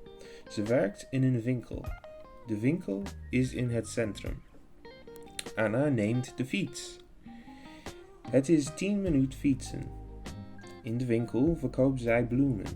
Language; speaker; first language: Dutch; early bilingual, heritage; English